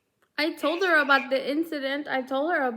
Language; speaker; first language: English; native; English